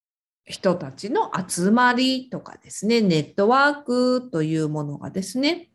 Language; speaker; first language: Japanese; native; Japanese